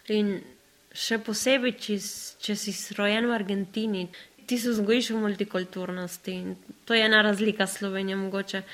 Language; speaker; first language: Slovenian; early bilingual, other home language; Spanish